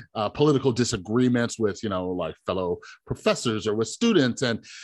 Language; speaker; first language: English; native; English